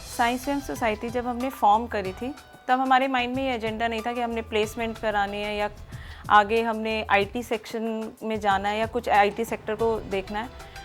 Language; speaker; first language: Hindi; native; Hindi